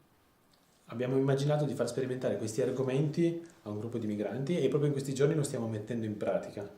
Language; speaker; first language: Italian; native; Italian